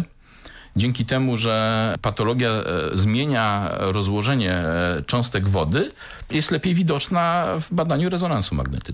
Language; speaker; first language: Polish; native; Polish